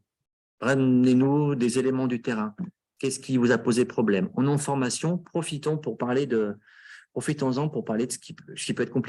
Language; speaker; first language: French; native; French